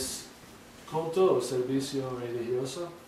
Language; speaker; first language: Spanish; non-native, learner; English